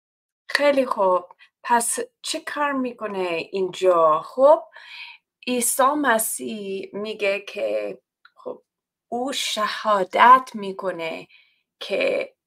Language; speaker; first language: Persian; non-native, fluent; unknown